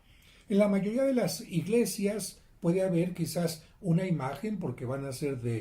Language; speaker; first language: Spanish; native; Spanish